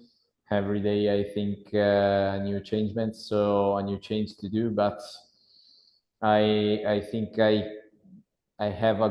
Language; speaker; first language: English; non-native, learner; Italian